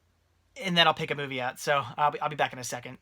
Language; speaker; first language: English; native; English